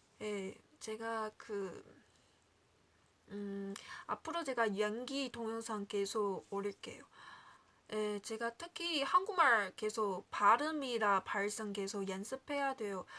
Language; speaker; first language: Korean; non-native, learner; Chinese